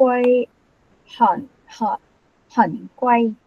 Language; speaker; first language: Chinese; non-native, learner; Vietnamese